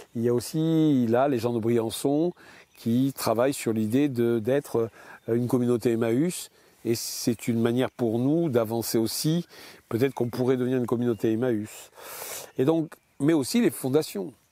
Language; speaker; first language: French; native; French